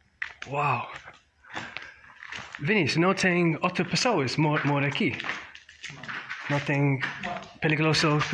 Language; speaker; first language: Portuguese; non-native, learner; English